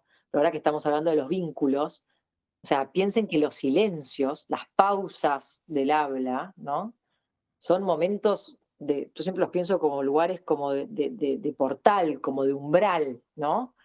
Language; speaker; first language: Spanish; native; Spanish